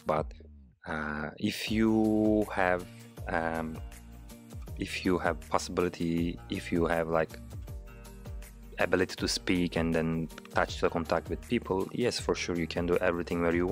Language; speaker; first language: English; non-native, learner; Turkish